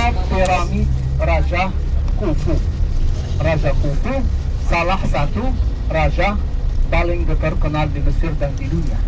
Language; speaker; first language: Indonesian; non-native, fluent; Arabic